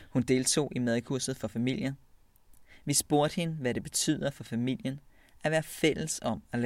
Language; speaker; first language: Danish; native; Danish